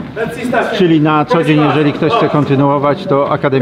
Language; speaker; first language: Polish; native; Polish